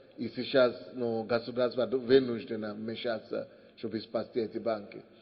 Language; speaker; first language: Russian; non-native, fluent; Yoruba